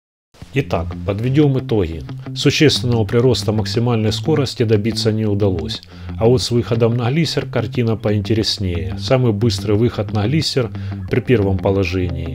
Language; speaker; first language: Russian; native; Russian